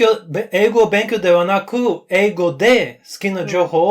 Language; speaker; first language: Japanese; non-native, learner; English